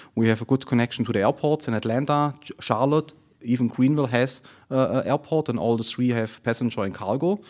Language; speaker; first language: English; non-native, fluent; German